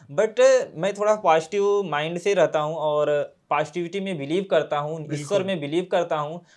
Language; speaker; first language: Hindi; native; Hindi